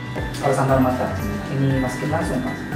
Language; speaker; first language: Indonesian; non-native, fluent; Japanese